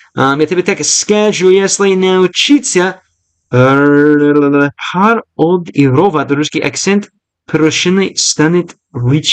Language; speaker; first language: Russian; non-native, learner; English